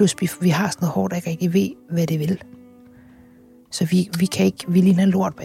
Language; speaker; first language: Danish; native; Danish